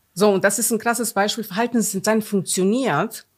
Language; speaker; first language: German; non-native, fluent; Romanian